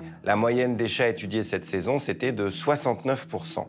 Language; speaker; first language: French; native; French